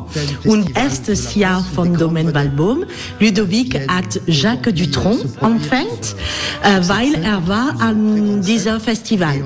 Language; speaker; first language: German; non-native, learner; French